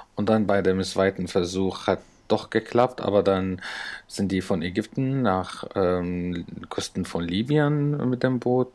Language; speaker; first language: German; non-native, fluent; Arabic